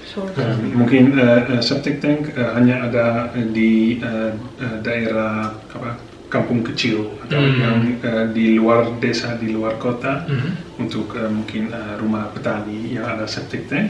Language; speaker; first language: Indonesian; non-native, fluent; Dutch